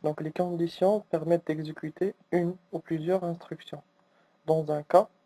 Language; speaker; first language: French; non-native, local second language; Arabic